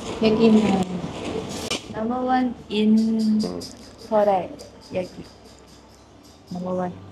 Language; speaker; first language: Korean; non-native, learner; Thai